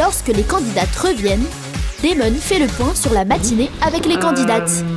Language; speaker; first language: French; native; French